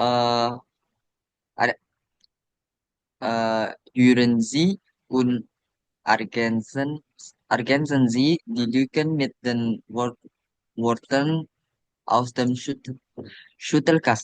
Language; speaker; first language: German; non-native, learner; Indonesian